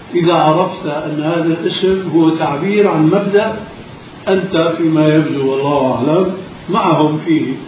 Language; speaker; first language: Arabic; early bilingual, other home language; Albanian